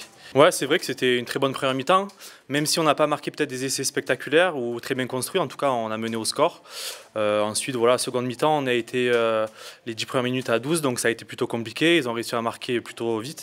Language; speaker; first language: French; native; French